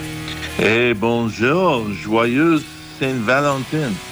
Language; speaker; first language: French; non-native, fluent; English